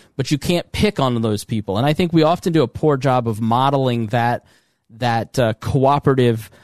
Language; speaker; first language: English; native; English